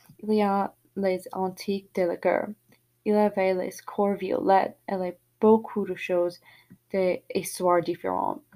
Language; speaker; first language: French; non-native, learner; English